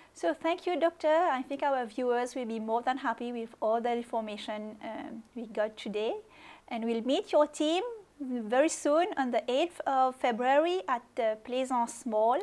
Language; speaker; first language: English; non-native, local second language; Morisyen